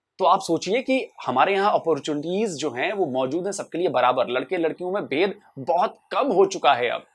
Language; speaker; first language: Hindi; native; Hindi